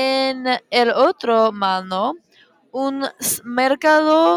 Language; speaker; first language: Spanish; non-native, learner; English